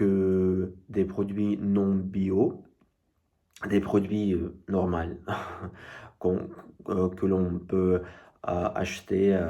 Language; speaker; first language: French; non-native, fluent; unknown